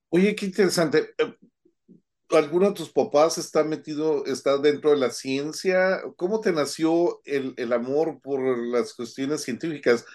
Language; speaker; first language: Spanish; native; Spanish